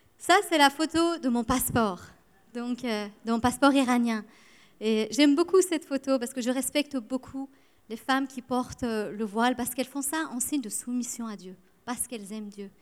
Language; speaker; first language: French; early bilingual, other home language; Persian